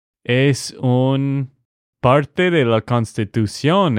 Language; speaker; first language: Spanish; non-native, fluent; English